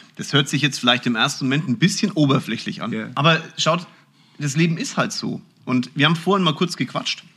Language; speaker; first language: German; native; German